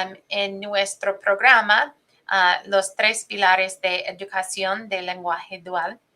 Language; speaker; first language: Spanish; non-native, fluent; English